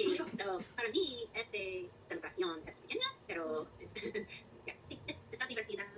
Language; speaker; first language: Spanish; non-native, learner; English